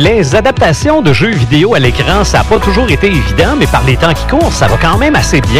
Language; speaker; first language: French; native; French